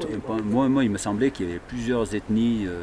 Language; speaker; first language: French; native; French